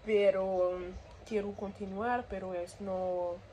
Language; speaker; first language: Spanish; non-native, learner; French